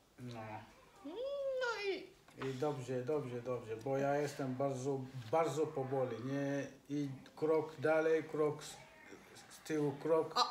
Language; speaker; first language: Polish; non-native, learner; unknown